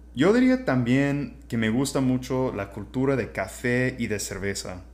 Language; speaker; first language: Spanish; non-native, fluent; English